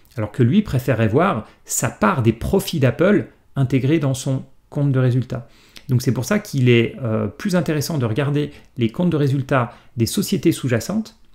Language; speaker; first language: French; native; French